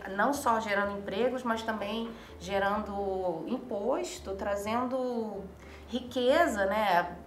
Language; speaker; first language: Portuguese; native; Portuguese